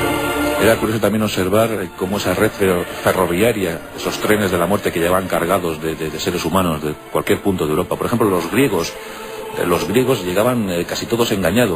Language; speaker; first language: Spanish; native; Spanish